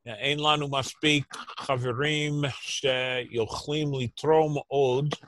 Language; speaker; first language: Hebrew; non-native, fluent; English